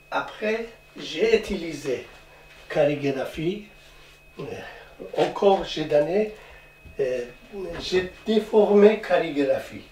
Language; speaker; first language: French; non-native, learner; Persian